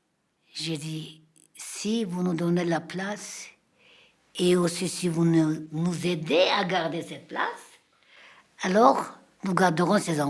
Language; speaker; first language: French; non-native, fluent; Armenian